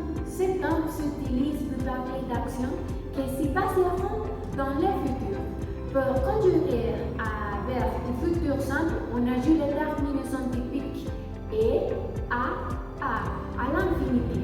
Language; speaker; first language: French; non-native, learner; Spanish